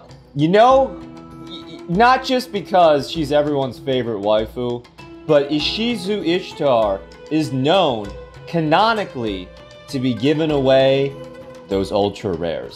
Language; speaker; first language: English; native; English